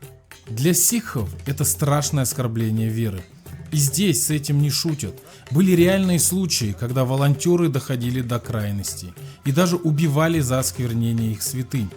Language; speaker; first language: Russian; native; Russian